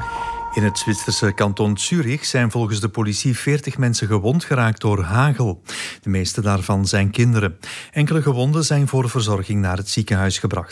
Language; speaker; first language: Dutch; native; Dutch